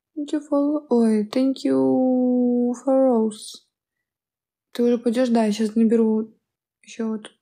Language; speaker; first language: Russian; native; Russian